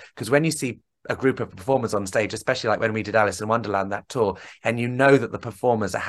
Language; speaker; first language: English; native; English